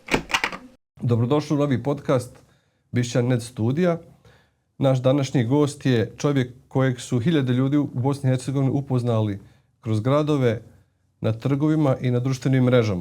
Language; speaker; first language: Bosnian; native; Bosnian